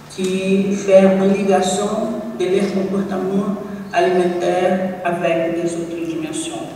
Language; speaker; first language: French; non-native, learner; Portuguese